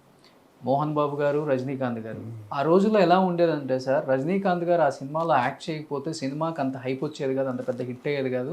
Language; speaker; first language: Telugu; native; Telugu